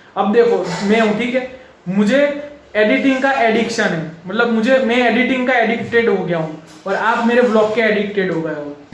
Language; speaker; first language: Hindi; non-native, local second language; Marathi